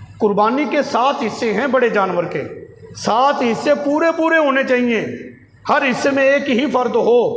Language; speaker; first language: Urdu; non-native, local second language; Punjabi